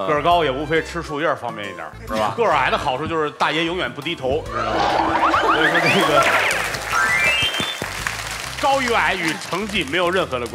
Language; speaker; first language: Chinese; native; Chinese